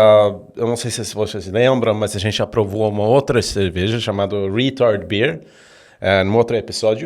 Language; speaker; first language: Portuguese; non-native, fluent; Swedish